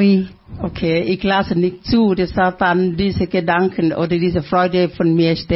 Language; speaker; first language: German; non-native, fluent; Thai